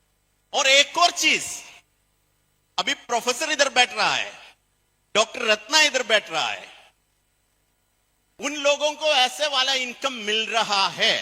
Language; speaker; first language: Hindi; non-native, fluent; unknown